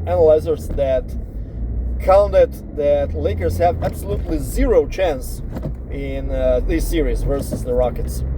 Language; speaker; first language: English; non-native, fluent; Slovenian